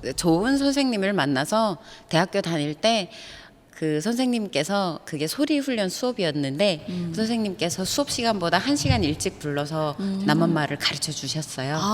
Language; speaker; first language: Korean; native; Korean